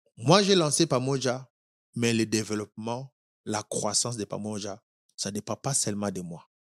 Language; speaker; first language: French; non-native, local second language; Lingala